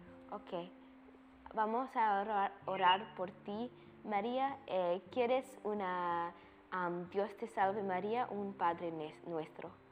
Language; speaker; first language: Spanish; non-native, learner; English